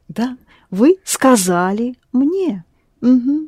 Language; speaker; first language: Russian; non-native, fluent; English